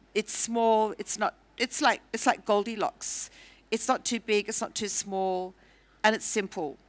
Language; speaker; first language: English; native; English